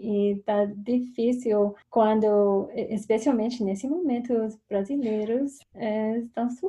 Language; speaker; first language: Portuguese; non-native, fluent; English